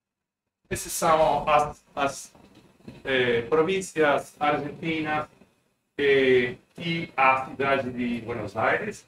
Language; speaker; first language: Portuguese; non-native, fluent; Spanish